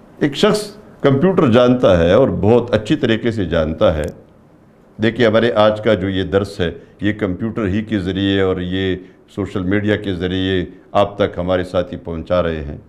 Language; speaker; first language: Urdu; non-native, local second language; Pashto